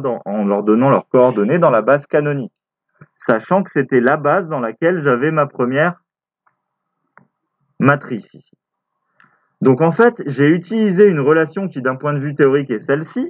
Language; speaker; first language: French; native; French